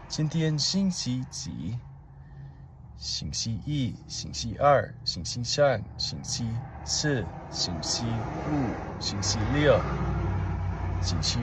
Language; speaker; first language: Chinese; non-native, learner; English